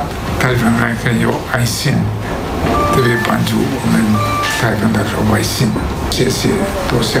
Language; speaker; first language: Chinese; non-native, fluent; Italian